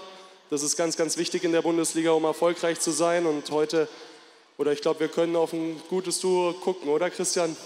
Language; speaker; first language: German; native; German